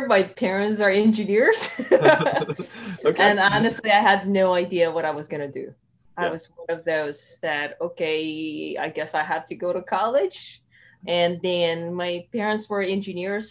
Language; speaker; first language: English; non-native, local second language; Filipino